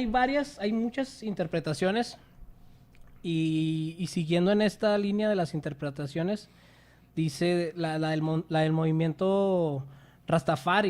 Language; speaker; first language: Spanish; native; Spanish